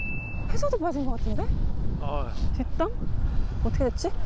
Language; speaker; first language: Korean; native; Korean